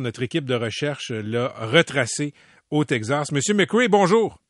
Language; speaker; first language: French; native; French